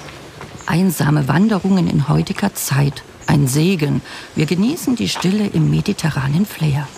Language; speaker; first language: German; native; German